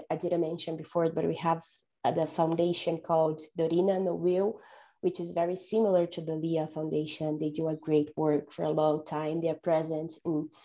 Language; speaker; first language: English; non-native, fluent; Portuguese